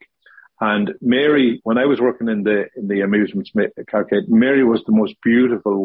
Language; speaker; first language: English; native; English